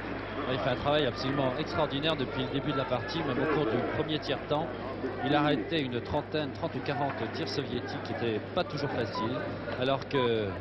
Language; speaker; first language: French; native; French